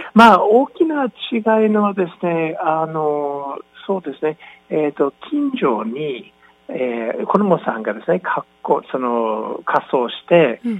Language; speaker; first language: Japanese; non-native, fluent; English